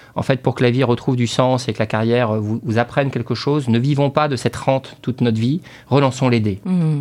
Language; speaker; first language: French; native; French